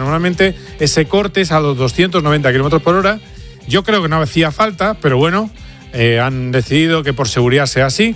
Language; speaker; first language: Spanish; native; Spanish